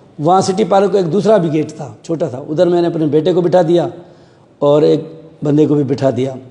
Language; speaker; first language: Urdu; non-native, local second language; Sindhi